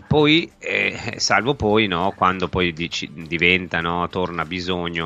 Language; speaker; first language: Italian; native; Italian